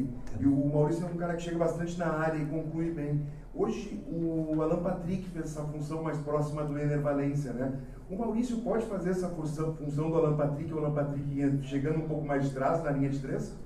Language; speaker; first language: Portuguese; native; Portuguese